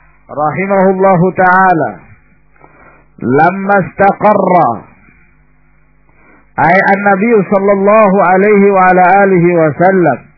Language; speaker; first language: Arabic; non-native, fluent; Indonesian